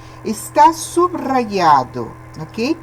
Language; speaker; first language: Spanish; non-native, fluent; Portuguese